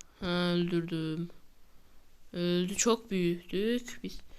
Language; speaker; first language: Turkish; native; Turkish